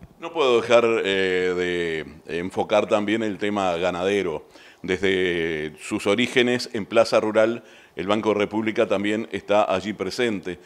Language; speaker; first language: Spanish; native; Spanish